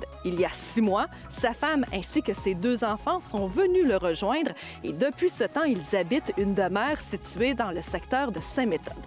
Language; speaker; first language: French; native; French